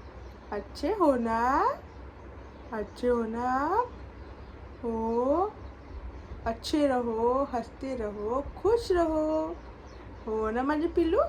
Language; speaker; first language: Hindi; non-native, local second language; Marathi